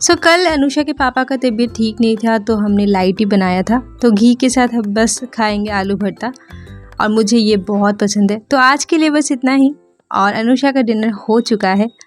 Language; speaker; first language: Hindi; non-native, local second language; Bangla